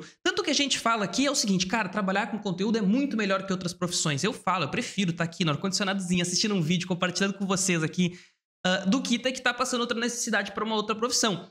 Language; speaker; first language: Portuguese; native; Portuguese